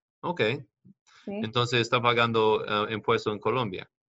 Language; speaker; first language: Spanish; non-native, fluent; English